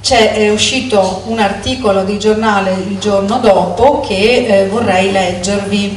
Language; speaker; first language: Italian; native; Italian